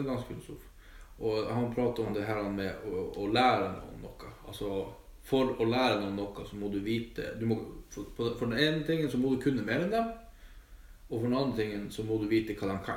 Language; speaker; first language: Norwegian; native; Norwegian